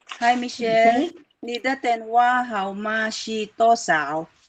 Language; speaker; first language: Chinese; non-native, learner; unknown